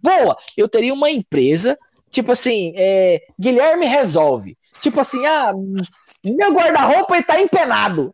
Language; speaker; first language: Portuguese; native; Portuguese